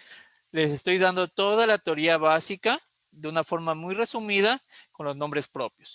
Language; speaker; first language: Spanish; native; Spanish